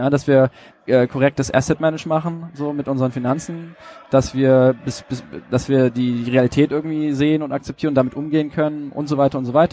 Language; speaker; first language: German; native; German